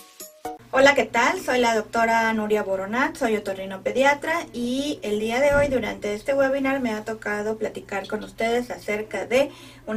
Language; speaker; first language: Spanish; native; Spanish